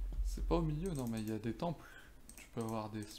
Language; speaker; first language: French; native; French